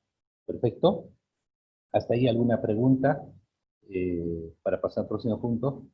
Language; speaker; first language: Spanish; native; Spanish